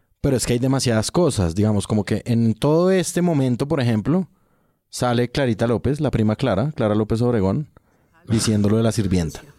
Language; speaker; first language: Spanish; native; Spanish